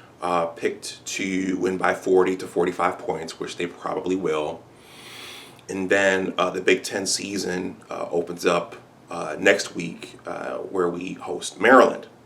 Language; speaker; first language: English; native; English